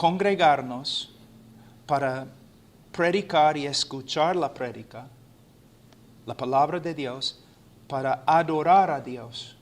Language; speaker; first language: Spanish; non-native, fluent; English